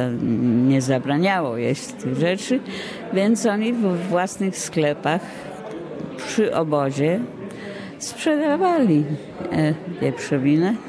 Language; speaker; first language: Polish; early bilingual, heritage; Polish